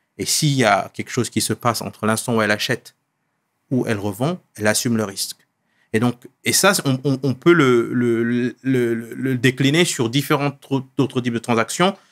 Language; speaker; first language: French; non-native, local second language; Wolof